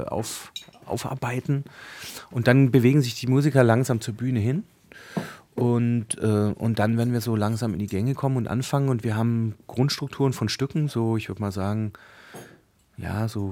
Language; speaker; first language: German; native; German